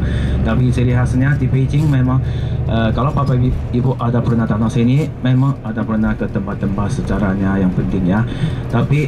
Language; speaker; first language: Indonesian; non-native, fluent; Chinese